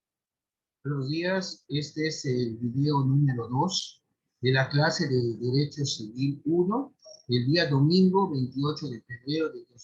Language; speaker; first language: Spanish; native; Spanish